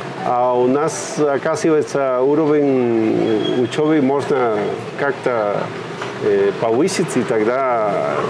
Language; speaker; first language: Russian; non-native, fluent; Spanish